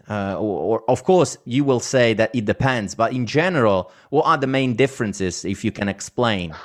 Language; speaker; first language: English; non-native, fluent; Italian